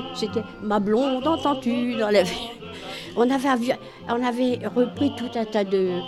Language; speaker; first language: French; native; French